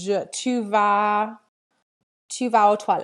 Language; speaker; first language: French; non-native, fluent; English